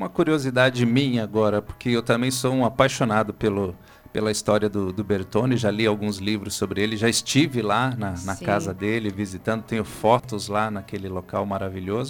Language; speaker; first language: Portuguese; native; Portuguese